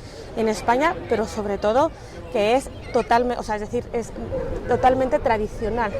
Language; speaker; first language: Spanish; native; Spanish